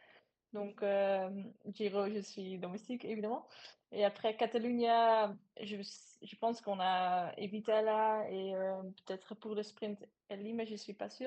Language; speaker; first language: French; non-native, learner; Dutch